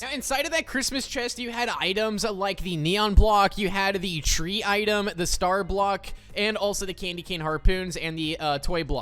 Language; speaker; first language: English; native; English